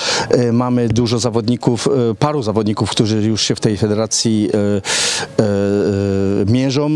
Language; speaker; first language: Polish; early bilingual, heritage; Polish